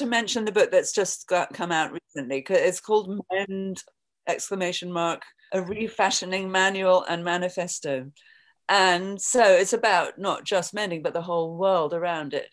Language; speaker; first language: English; native; English